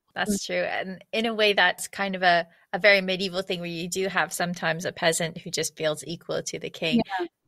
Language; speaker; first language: English; native; English